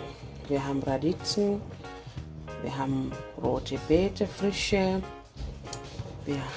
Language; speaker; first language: German; non-native, learner; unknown